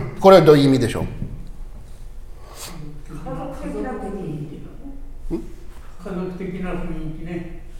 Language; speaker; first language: Japanese; non-native, learner; English